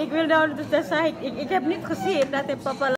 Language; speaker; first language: Dutch; non-native, learner; Indonesian